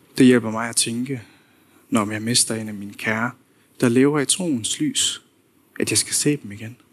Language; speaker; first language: Danish; non-native, local second language; Faroese